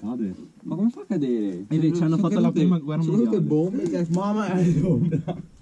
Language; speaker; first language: Italian; native; Italian